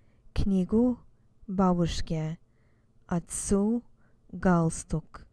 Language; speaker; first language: Russian; non-native, fluent; English